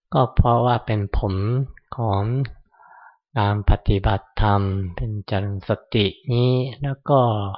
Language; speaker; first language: Thai; non-native, fluent; Japanese